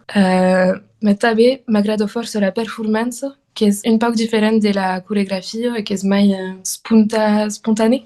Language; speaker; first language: Occitan; non-native, local second language; French